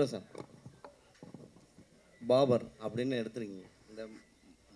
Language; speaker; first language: Tamil; native; Tamil